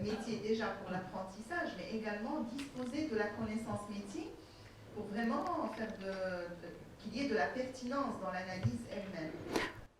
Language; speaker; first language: French; non-native, local second language; Arabic